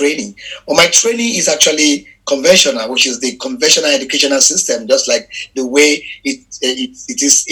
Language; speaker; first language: English; non-native, local second language; Yoruba